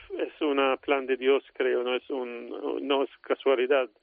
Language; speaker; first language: Spanish; non-native, fluent; Arabic